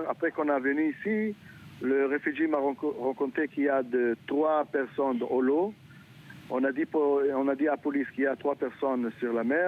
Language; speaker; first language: French; non-native, learner; Hebrew